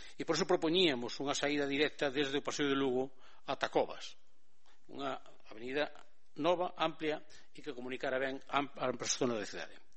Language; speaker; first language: Galician; native; Galician